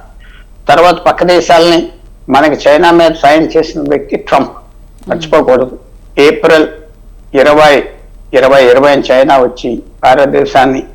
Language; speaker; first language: Telugu; native; Telugu